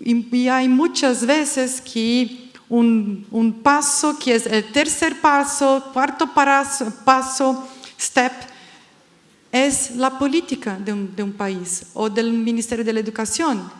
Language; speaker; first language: Spanish; non-native, fluent; Portuguese